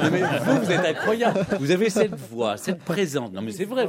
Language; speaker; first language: French; native; French